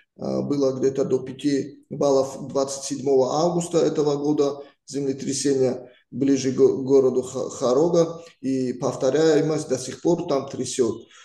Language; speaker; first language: Russian; non-native, local second language; Tajik